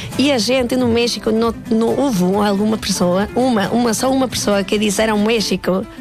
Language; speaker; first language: Portuguese; non-native, fluent; Spanish